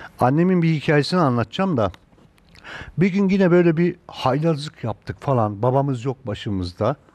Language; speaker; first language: Turkish; native; Turkish